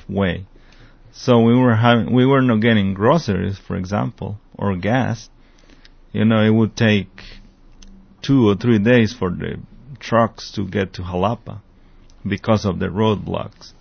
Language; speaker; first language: English; non-native, fluent; Spanish